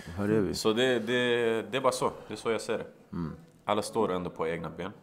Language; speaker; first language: Swedish; native; Swedish